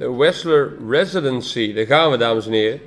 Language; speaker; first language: Dutch; native; Dutch